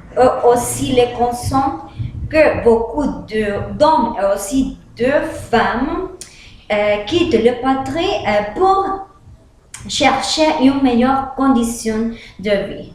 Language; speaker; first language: French; non-native, learner; Spanish